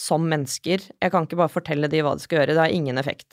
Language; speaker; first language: Norwegian; early bilingual, other home language; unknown